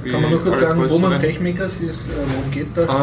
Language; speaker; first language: German; native; German